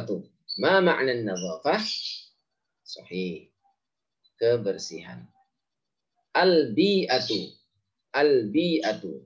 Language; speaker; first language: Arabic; non-native, fluent; Indonesian